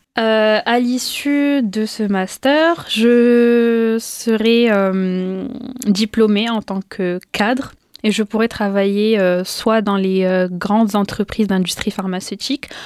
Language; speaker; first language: French; non-native, local second language; Arabic